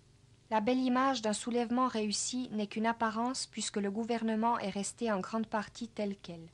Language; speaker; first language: French; native; French